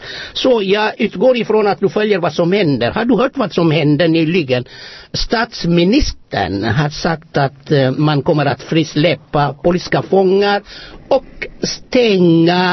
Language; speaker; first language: Swedish; non-native, fluent; Amharic